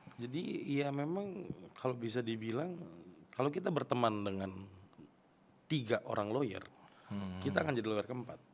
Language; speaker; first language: Indonesian; native; Indonesian